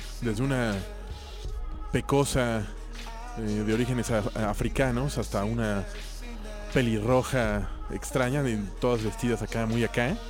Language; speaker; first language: Spanish; native; Spanish